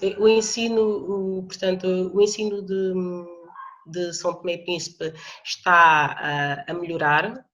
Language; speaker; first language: Portuguese; early bilingual, other home language; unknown